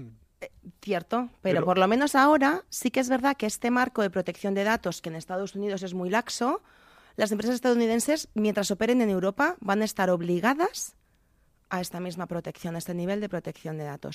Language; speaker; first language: Spanish; native; Spanish